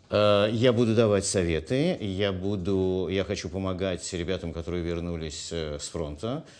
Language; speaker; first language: Russian; native; Russian